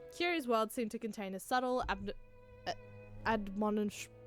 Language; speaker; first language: English; native; English